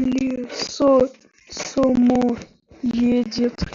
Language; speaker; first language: Russian; native; Russian